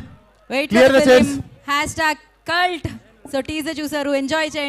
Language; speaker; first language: Telugu; native; Telugu